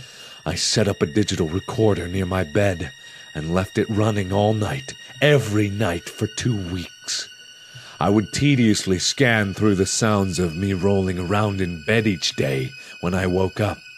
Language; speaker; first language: English; native; English